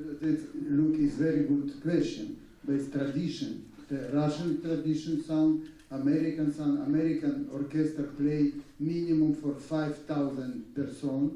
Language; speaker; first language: English; non-native, learner; Russian